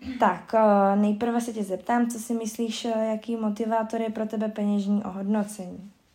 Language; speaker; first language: Czech; native; Czech